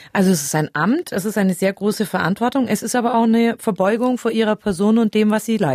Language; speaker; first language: German; native; German